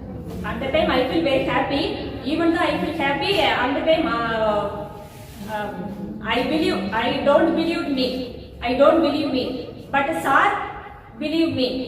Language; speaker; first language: English; non-native, learner; Tamil